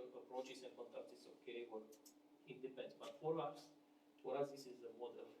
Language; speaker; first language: English; non-native, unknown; Romanian